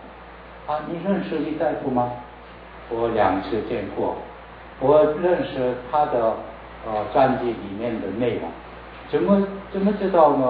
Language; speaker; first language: Chinese; non-native, learner; Korean